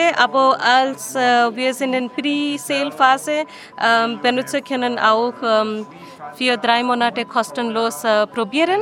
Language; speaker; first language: German; non-native, learner; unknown